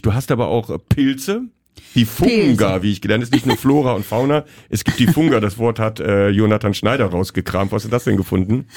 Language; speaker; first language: German; native; German